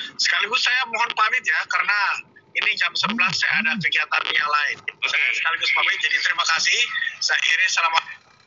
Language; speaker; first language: Indonesian; native; Indonesian